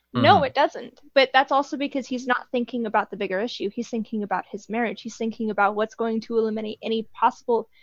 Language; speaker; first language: English; native; English